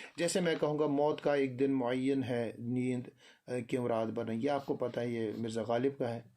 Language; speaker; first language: Urdu; non-native, local second language; Kashmiri